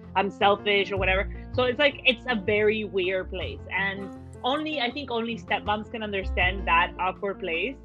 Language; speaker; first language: English; early bilingual, other home language; Spanish